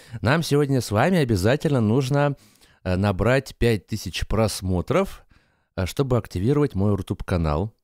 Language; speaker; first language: Russian; native; Russian